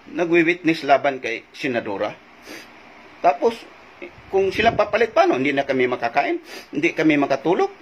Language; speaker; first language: Filipino; non-native, local second language; Cebuano